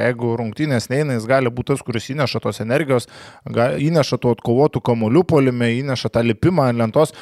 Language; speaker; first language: Lithuanian; native; Lithuanian